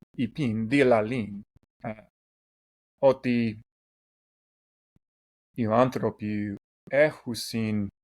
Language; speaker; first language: Greek; non-native, learner; English